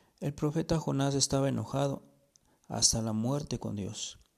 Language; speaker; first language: Spanish; native; Spanish